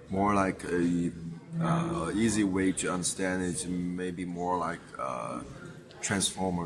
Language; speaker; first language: English; non-native, fluent; Chinese